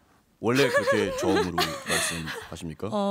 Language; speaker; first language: Korean; native; Korean